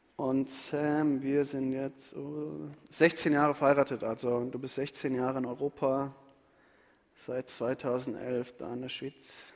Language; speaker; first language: German; native; German